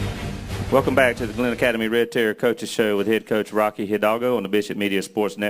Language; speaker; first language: English; native; English